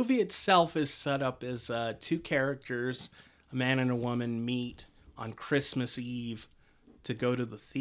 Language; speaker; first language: English; native; English